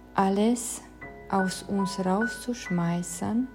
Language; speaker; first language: German; non-native, fluent; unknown